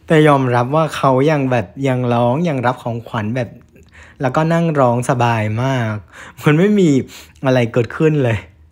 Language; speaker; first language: Thai; non-native, fluent; Vietnamese